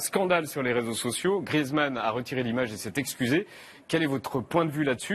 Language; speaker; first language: French; native; French